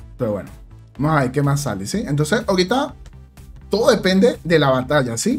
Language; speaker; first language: Spanish; native; Spanish